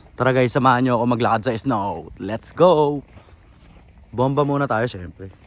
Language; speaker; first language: Filipino; native; Filipino